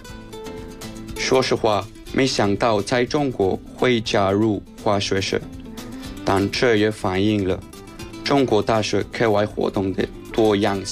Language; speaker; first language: Chinese; non-native, fluent; Spanish